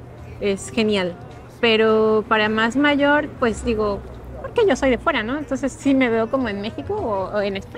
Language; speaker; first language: Spanish; native; Spanish